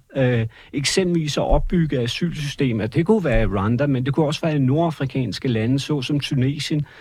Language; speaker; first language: Danish; native; Danish